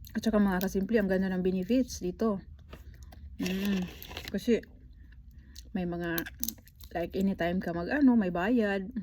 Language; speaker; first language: Filipino; native; Filipino